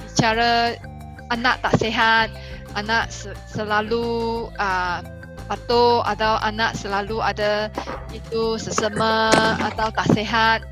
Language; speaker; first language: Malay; non-native, local second language; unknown